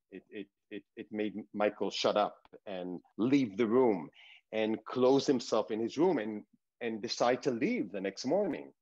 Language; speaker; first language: English; early bilingual, other home language; Hebrew